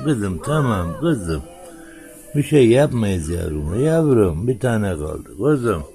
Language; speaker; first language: Turkish; native; Turkish